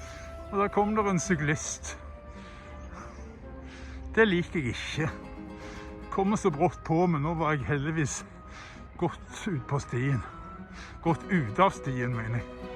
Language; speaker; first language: Norwegian; native; Norwegian